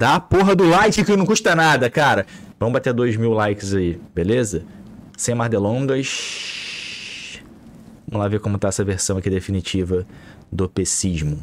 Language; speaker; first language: Portuguese; native; Portuguese